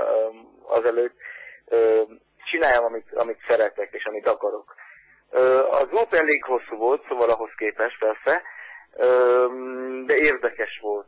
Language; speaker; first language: Hungarian; early bilingual, heritage; Hungarian